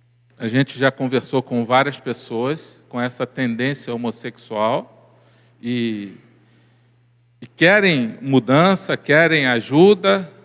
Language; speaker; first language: Portuguese; native; Portuguese